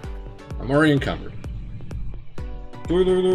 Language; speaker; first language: English; native; English